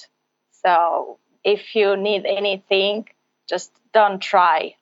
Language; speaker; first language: English; non-native, fluent; Italian